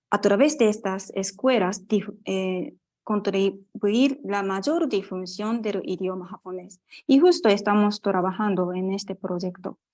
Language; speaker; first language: Spanish; non-native, fluent; Japanese